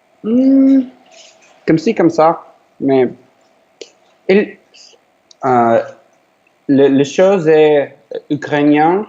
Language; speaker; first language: French; non-native, learner; Ukrainian